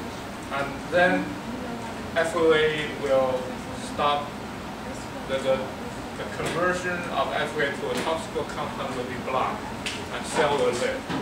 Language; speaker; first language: English; non-native, fluent; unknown